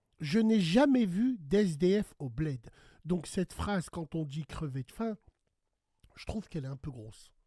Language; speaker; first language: French; early bilingual, other home language; Arabic